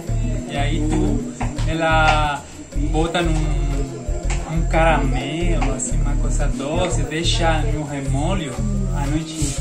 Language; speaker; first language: Portuguese; non-native, fluent; Spanish